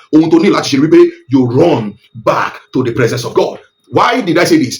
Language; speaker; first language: English; non-native, local second language; Yoruba